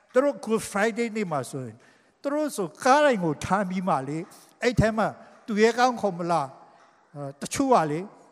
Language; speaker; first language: Burmese; non-native, local second language; Hakha Chin